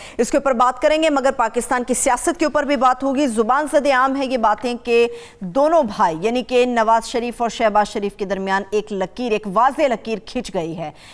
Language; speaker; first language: Urdu; native; Urdu